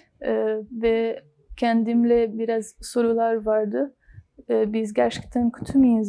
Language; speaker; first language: Turkish; non-native, learner; Arabic